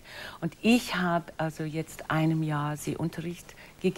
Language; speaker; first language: German; non-native, fluent; English